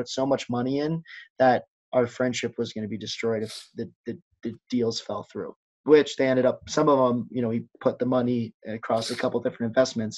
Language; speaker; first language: English; native; English